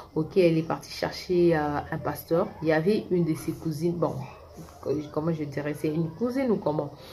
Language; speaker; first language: French; non-native, local second language; Lingala